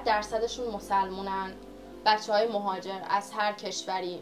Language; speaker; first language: Persian; native; Persian